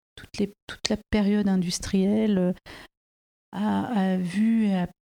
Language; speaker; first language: French; native; French